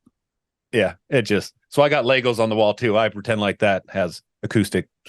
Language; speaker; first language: English; native; English